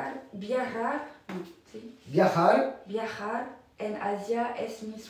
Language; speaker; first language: Spanish; non-native, learner; French